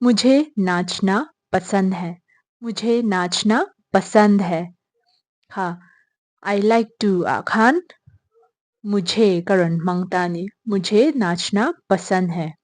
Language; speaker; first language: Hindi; non-native, local second language; Mizo